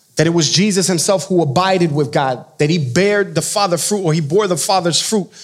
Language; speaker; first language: English; native; English